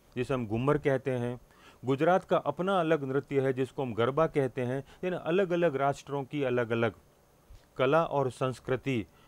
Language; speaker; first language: Hindi; native; Hindi